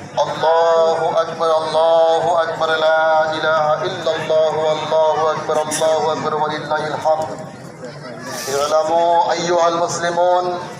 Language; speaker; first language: Arabic; non-native, fluent; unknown